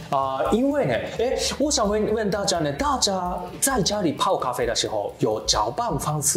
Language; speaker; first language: Chinese; non-native, learner; Japanese